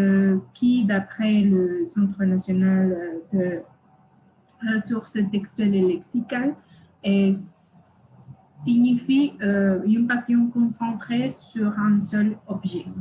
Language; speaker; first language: French; non-native, fluent; Spanish